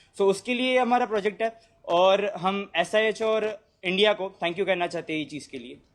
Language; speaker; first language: Hindi; non-native, local second language; Gujarati